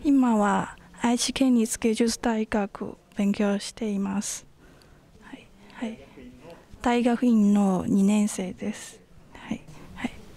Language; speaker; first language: Japanese; non-native, learner; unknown